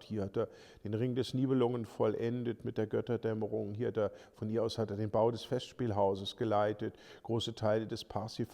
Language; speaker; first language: German; native; German